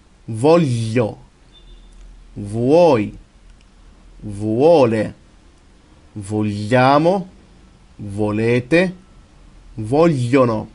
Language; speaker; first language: Italian; non-native, fluent; Arabic